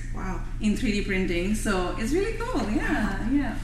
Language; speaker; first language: English; non-native, local second language; Bangla